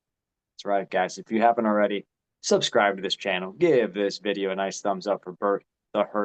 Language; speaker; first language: English; native; English